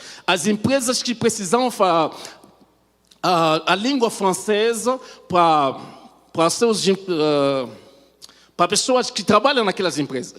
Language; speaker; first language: Portuguese; non-native, fluent; French